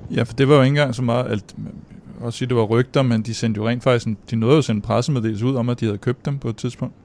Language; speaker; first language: Danish; native; Danish